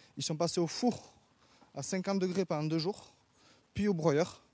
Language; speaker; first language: French; native; French